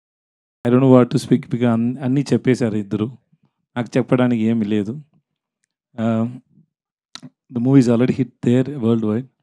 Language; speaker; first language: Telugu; non-native, learner; Tamil